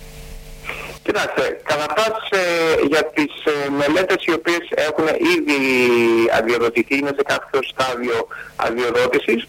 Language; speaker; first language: Greek; native; Greek